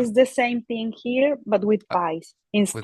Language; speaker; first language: English; non-native, learner; Spanish